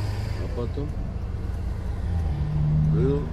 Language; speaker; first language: Russian; non-native, local second language; Armenian